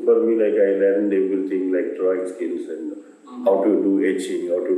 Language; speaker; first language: English; non-native, local second language; Telugu